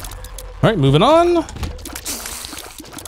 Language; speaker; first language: English; native; English